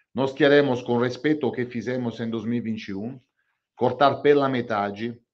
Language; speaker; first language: Portuguese; non-native, fluent; Italian